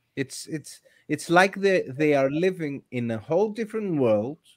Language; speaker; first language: English; non-native, fluent; Greek